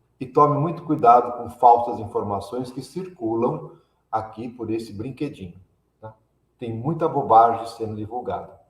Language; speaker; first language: Portuguese; early bilingual, other home language; Italian